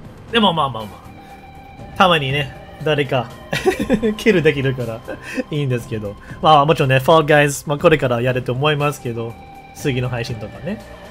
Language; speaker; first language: Japanese; non-native, fluent; English